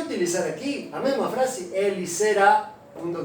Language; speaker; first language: Portuguese; non-native, fluent; Spanish